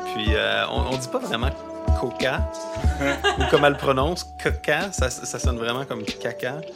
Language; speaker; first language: French; native; French